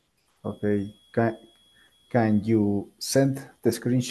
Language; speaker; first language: English; non-native, learner; Spanish